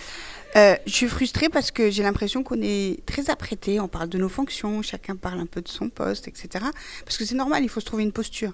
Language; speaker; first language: French; early bilingual, other home language; Persian